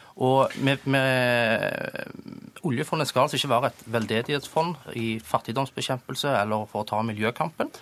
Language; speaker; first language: Norwegian; native; Norwegian